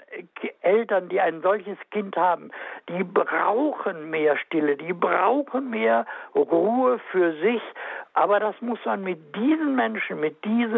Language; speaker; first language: German; native; German